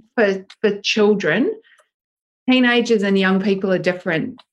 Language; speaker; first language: English; native; English